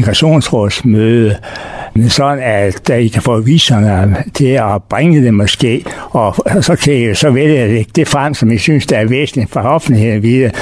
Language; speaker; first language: Danish; native; Danish